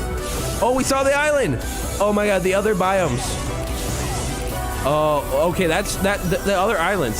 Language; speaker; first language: English; native; English